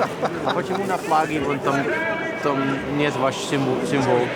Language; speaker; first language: Russian; non-native, learner; Dutch